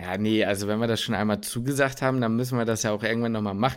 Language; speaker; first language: German; native; German